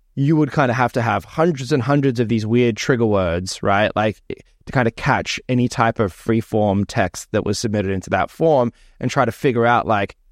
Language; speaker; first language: English; native; English